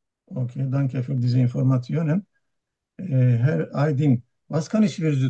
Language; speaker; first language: German; non-native, learner; Turkish